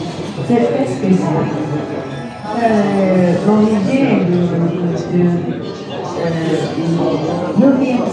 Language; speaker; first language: French; non-native, learner; Japanese